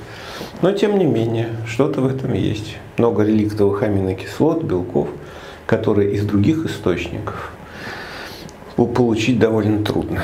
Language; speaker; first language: Russian; native; Russian